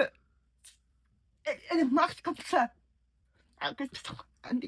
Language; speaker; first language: French; non-native, learner; Mongolian